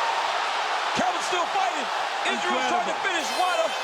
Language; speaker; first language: English; native; English